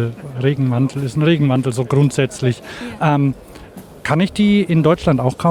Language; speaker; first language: German; native; German